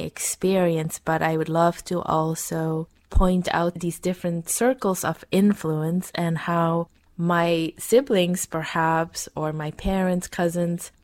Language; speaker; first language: English; non-native, fluent; Dutch